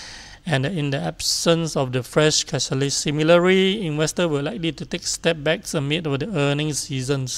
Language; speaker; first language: English; non-native, local second language; Chinese